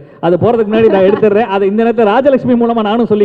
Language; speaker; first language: Tamil; native; Tamil